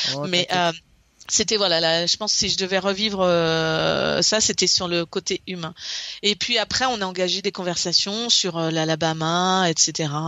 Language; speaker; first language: French; native; French